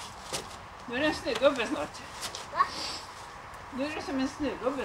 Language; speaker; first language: Swedish; early bilingual, other home language; Estonian